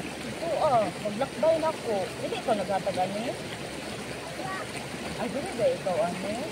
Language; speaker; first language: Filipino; non-native, local second language; Cebuano